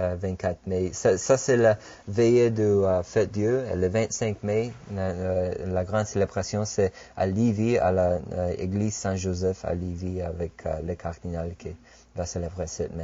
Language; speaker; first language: French; non-native, fluent; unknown